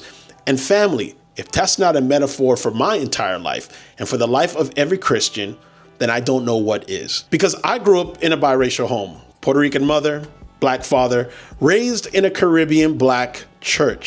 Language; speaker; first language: English; native; English